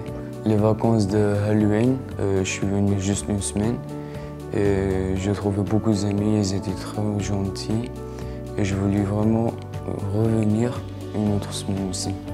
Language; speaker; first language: French; non-native, learner; Arabic